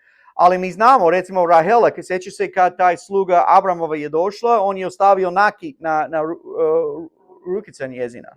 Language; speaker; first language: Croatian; non-native, learner; English